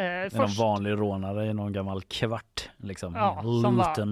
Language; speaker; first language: Swedish; native; Swedish